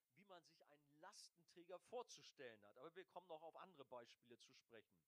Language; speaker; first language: German; native; German